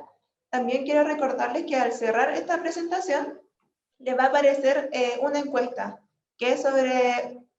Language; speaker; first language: Spanish; native; Spanish